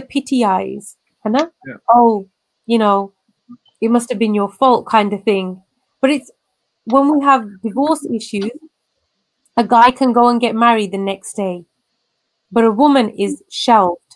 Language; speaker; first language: English; native; English